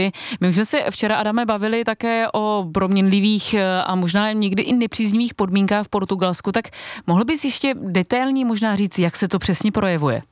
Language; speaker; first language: Czech; native; Czech